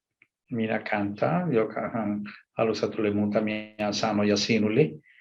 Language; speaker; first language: Finnish; non-native, learner; Spanish